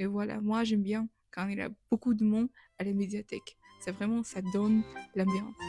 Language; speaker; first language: French; non-native, fluent; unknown